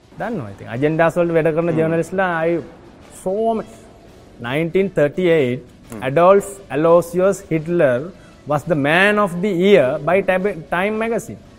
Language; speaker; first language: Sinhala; non-native, local second language; Tamil